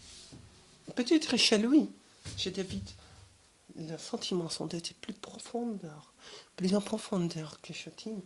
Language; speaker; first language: French; non-native, learner; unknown